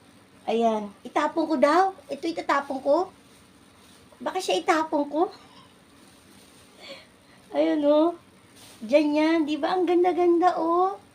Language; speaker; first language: Filipino; native; Filipino